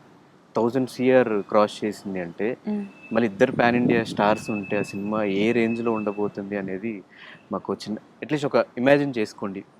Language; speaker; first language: Telugu; native; Telugu